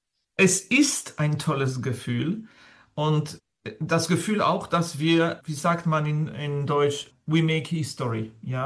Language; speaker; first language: German; non-native, fluent; French